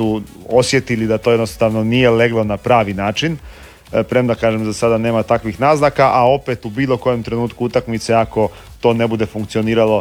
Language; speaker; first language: Serbian; native; Serbian